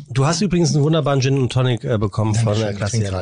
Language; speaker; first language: German; native; German